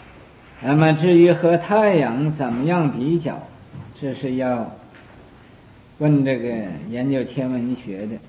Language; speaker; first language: Chinese; native; Chinese